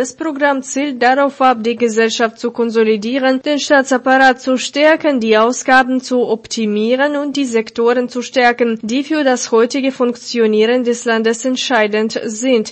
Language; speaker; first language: German; non-native, fluent; Russian